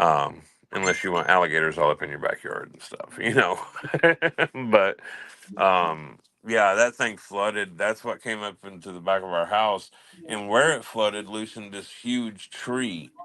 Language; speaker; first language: English; native; English